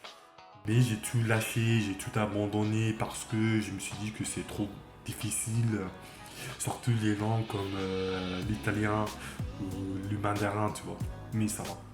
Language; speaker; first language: French; non-native, fluent; English